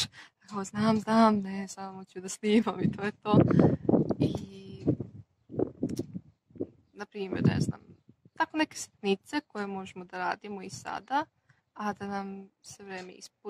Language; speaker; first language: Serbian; non-native, local second language; Slovak